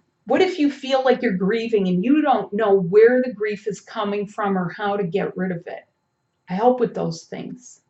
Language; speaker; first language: English; native; English